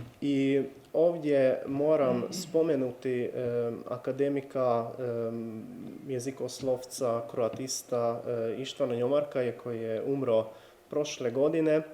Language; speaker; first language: Bosnian; non-native, fluent; Hungarian